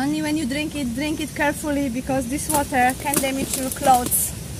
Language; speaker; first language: English; non-native, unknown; Polish